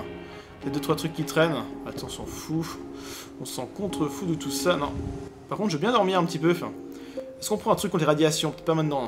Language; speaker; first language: French; native; French